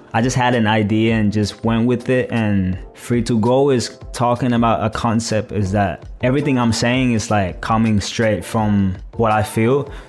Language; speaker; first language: English; non-native, fluent; Thai